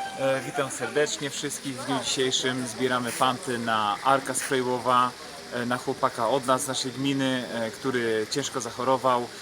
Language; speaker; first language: Polish; native; Polish